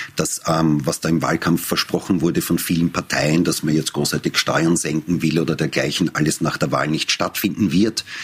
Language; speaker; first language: German; native; German